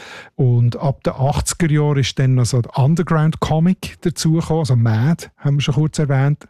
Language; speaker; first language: German; native; German